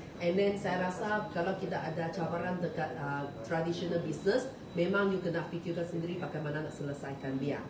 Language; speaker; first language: Malay; non-native, local second language; Chinese